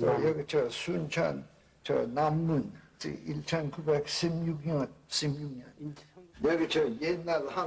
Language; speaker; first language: Korean; non-native, local second language; English